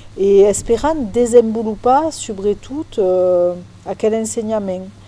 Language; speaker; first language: Occitan; non-native, local second language; French